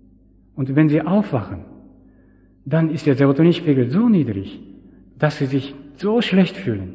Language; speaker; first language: German; non-native, fluent; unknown